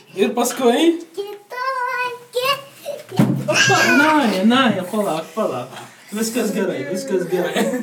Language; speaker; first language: Lithuanian; non-native, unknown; Arabic